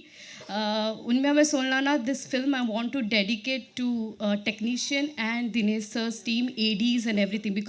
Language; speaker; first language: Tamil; non-native, learner; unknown